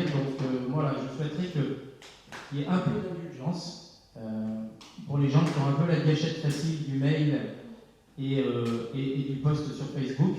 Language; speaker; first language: French; native; French